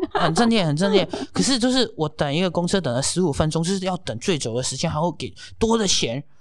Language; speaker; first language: Chinese; non-native, fluent; Cantonese